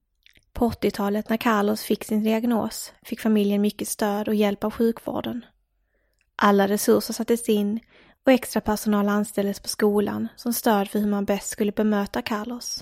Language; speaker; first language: Swedish; native; Swedish